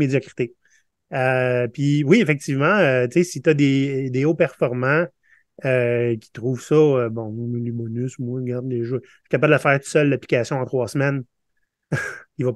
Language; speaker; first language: French; native; French